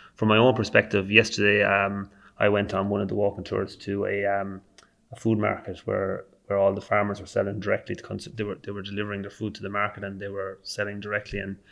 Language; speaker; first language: English; native; English